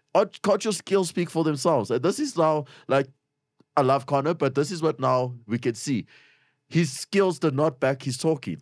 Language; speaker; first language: English; native; English